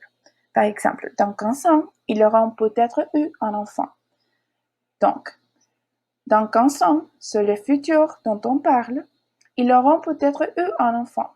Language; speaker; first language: French; non-native, learner; Spanish